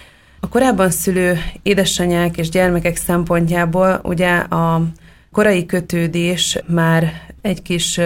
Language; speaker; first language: Hungarian; native; Hungarian